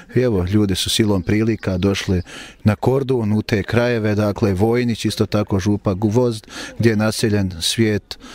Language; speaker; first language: Croatian; native; Croatian